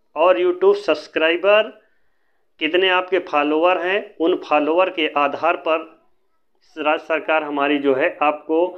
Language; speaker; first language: Hindi; native; Hindi